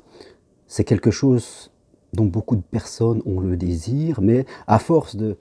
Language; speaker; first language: French; native; French